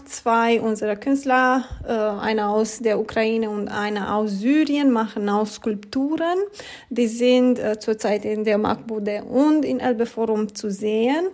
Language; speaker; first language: German; non-native, fluent; Romanian